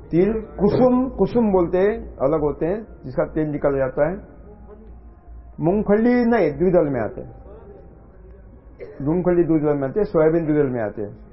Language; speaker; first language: Hindi; non-native, local second language; Marathi